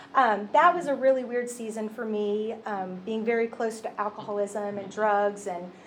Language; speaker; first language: English; native; English